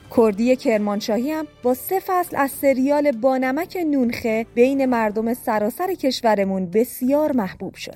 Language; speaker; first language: Persian; native; Persian